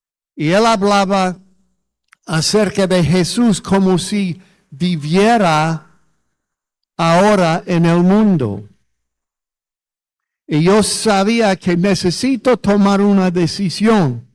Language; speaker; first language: Spanish; non-native, fluent; English